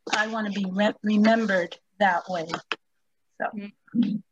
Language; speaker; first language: English; early bilingual, other home language; Spanish